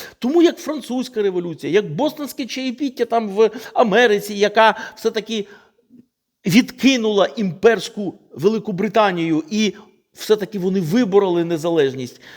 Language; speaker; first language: Ukrainian; non-native, local second language; Russian